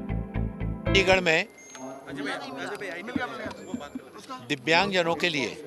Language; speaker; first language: Hindi; native; Hindi